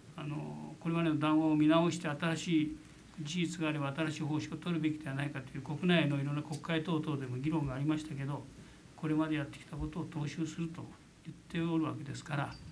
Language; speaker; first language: Japanese; native; Japanese